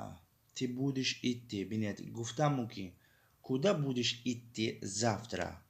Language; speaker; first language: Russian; non-native, fluent; Tajik